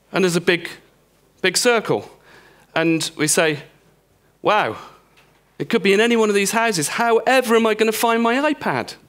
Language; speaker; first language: English; native; English